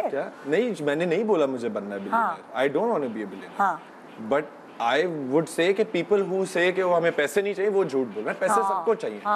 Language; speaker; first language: Urdu; native; Urdu